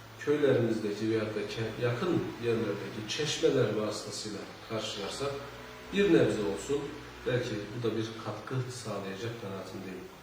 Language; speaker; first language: Turkish; native; Turkish